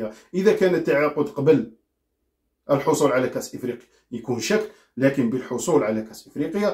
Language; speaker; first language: Arabic; native; Arabic